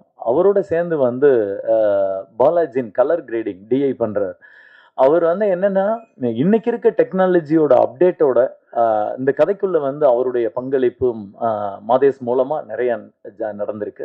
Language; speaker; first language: Tamil; native; Tamil